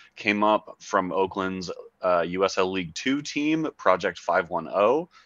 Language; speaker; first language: English; native; English